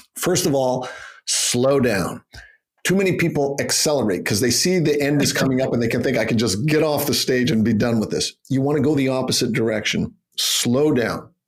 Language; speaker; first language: English; native; English